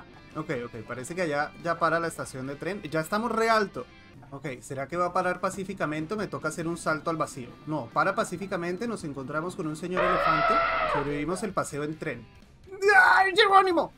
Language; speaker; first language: Spanish; native; Spanish